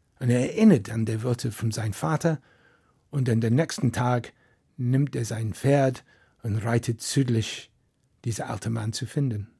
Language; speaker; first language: German; non-native, fluent; English